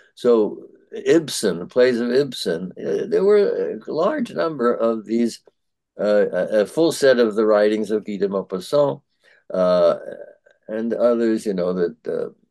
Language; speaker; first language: English; early bilingual, other home language; Yiddish